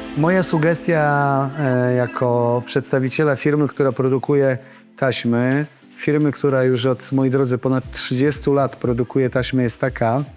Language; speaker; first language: Polish; native; Polish